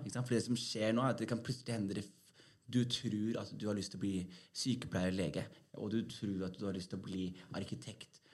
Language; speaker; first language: Norwegian; early bilingual, other home language; Somali